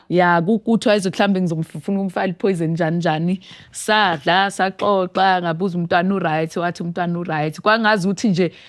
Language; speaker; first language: Zulu; native; Zulu